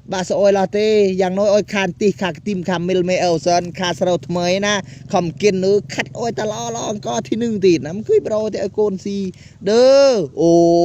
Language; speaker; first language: Khmer; native; Khmer